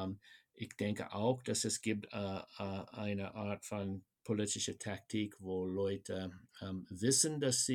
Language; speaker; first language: German; non-native, fluent; English